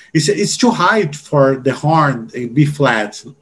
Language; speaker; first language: English; non-native, learner; Portuguese